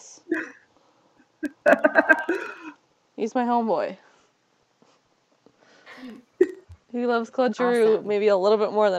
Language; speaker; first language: English; native; English